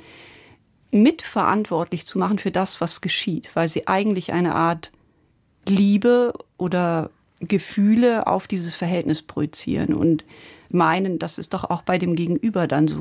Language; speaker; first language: German; native; German